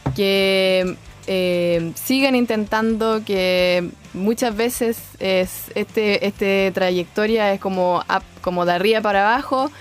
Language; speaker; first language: Spanish; native; Spanish